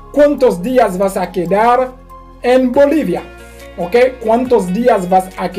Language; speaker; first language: Spanish; non-native, learner; Haitian Creole